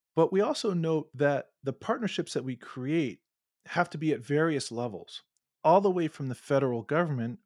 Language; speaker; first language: English; native; English